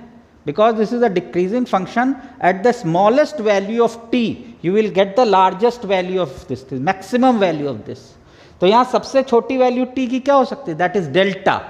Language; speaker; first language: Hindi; native; Hindi